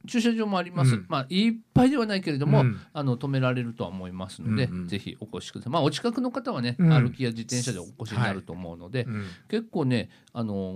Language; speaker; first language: Japanese; native; Japanese